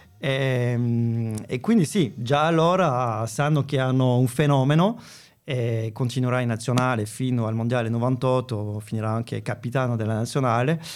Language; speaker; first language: Italian; non-native, fluent; French